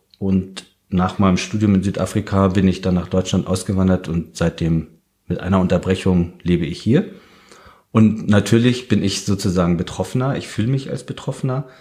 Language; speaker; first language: German; early bilingual, heritage; German